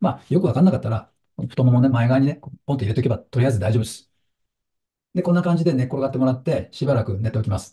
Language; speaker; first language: Japanese; native; Japanese